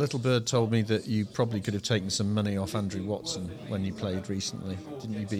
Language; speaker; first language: English; native; English